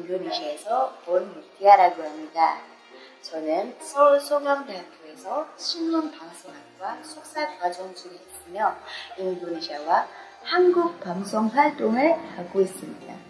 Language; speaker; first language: Korean; non-native, fluent; Indonesian